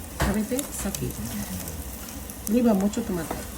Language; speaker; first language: Japanese; non-native, fluent; Filipino